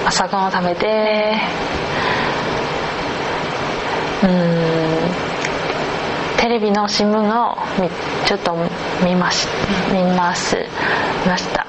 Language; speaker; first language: Japanese; non-native, learner; Chinese